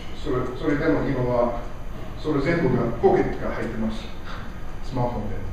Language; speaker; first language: Japanese; non-native, learner; English